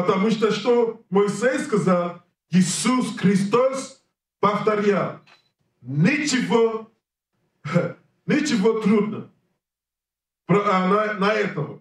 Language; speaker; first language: Russian; non-native, learner; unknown